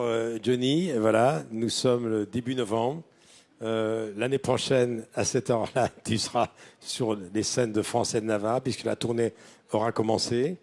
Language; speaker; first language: French; native; French